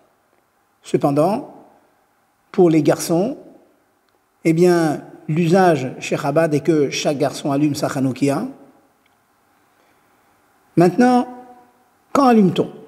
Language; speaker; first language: French; native; French